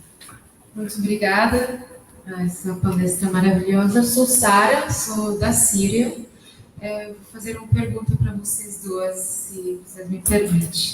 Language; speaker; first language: Portuguese; non-native, fluent; Arabic